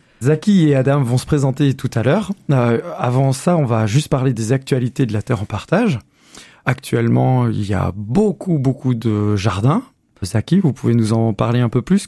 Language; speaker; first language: French; native; French